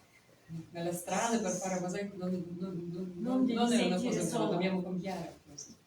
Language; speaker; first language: Italian; non-native, fluent; Spanish